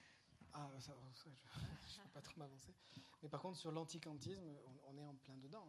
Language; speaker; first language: French; native; French